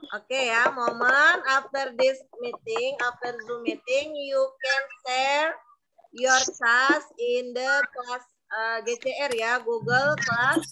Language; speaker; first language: English; non-native, learner; Indonesian